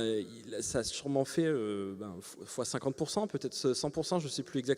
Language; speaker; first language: French; native; French